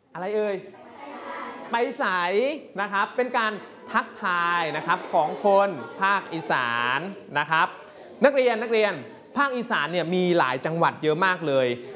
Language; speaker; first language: Thai; native; Thai